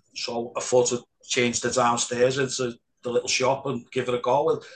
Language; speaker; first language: English; native; English